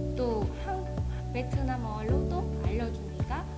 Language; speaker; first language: Korean; non-native, fluent; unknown